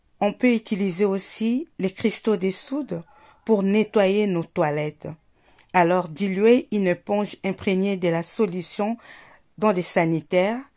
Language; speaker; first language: French; non-native, local second language; Lingala